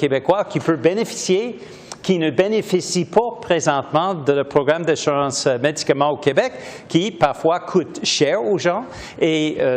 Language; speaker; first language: French; native; French